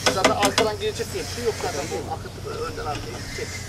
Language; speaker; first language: Turkish; native; Turkish